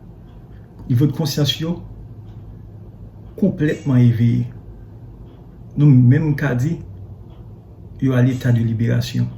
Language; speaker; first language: French; non-native, learner; Haitian Creole